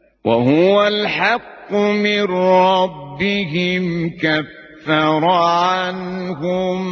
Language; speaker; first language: Arabic; native; Arabic